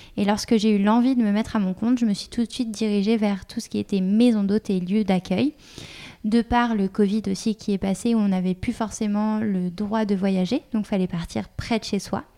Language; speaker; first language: French; native; French